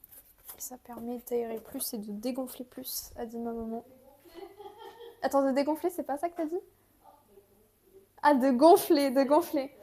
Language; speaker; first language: French; native; French